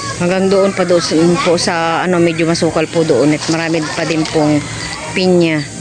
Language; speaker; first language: Filipino; native; Filipino